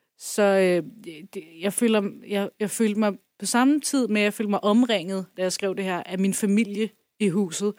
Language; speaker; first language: Danish; early bilingual, other home language; Kurdish